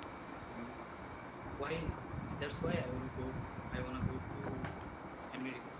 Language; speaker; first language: English; non-native, learner; Bangla